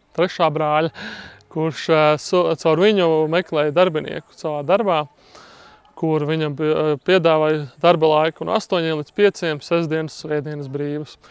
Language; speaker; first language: Latvian; native; Latvian